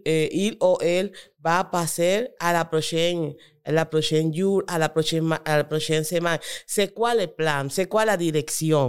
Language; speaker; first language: French; non-native, learner; Spanish